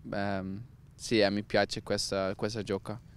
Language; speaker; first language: Italian; non-native, learner; Dutch